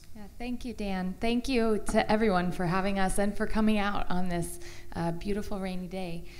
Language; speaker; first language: English; native; English